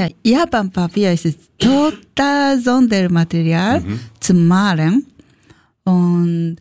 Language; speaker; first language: German; non-native, learner; Japanese